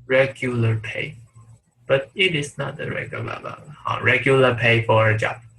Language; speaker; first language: English; non-native, learner; Chinese